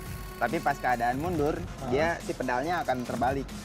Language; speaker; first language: Indonesian; native; Indonesian